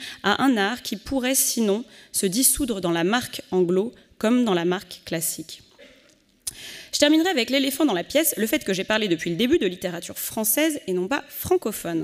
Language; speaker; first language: French; native; French